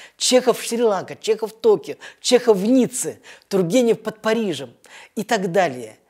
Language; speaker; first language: Russian; native; Russian